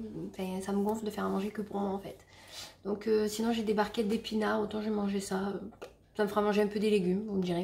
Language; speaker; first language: French; native; French